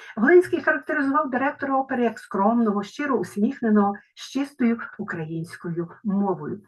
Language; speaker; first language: Ukrainian; native; Ukrainian